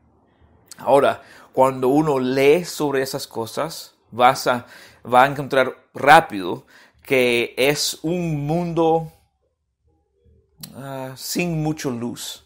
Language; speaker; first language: Spanish; non-native, fluent; English